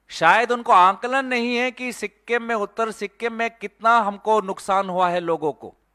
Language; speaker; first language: Hindi; non-native, local second language; Assamese